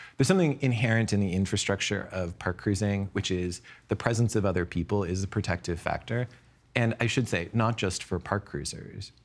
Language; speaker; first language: English; native; English